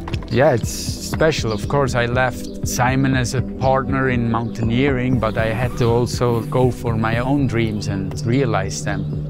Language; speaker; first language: English; non-native, fluent; Swiss German